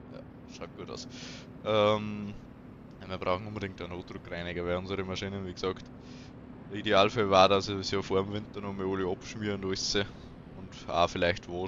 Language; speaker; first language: German; native; German